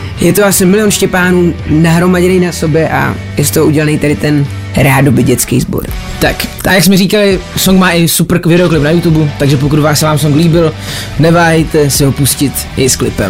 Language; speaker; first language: Czech; native; Czech